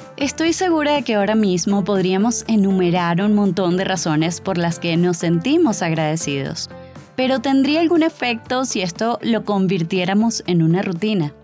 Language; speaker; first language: Spanish; native; Spanish